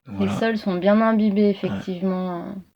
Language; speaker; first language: French; native; French